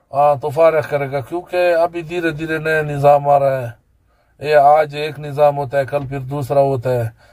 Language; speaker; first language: Urdu; non-native, local second language; Pashto